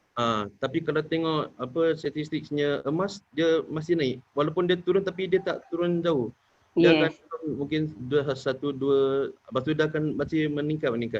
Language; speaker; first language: Malay; native; Malay